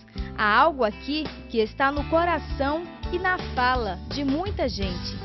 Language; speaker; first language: Portuguese; native; Portuguese